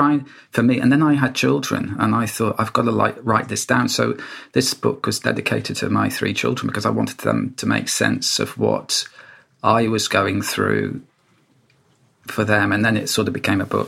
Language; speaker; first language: English; native; English